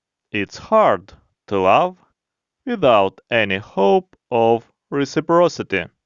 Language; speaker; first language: English; non-native, fluent; Ukrainian